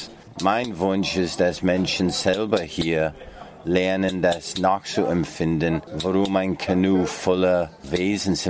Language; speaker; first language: German; non-native, fluent; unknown